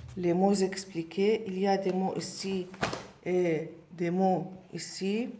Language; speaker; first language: French; non-native, local second language; Arabic